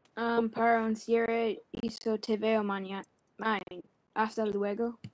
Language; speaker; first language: Spanish; non-native, learner; English